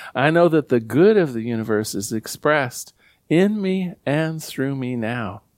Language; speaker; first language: English; native; English